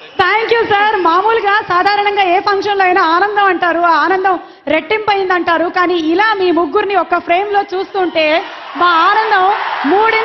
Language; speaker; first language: Telugu; native; Telugu